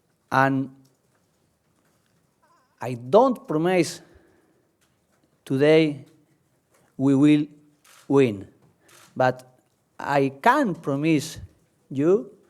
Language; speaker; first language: English; non-native, learner; Spanish